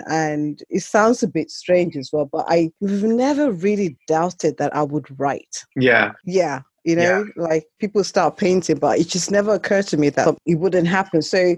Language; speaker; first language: English; non-native, local second language; Yoruba